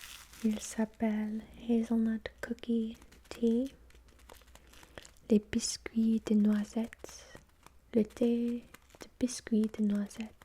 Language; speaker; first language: French; non-native, fluent; English